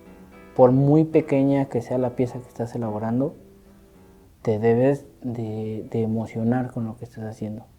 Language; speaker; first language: Spanish; native; Spanish